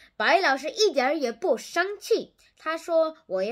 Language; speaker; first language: Chinese; non-native, learner; English